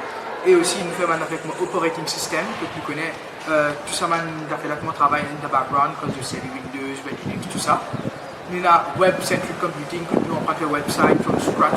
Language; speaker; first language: French; non-native, local second language; Morisyen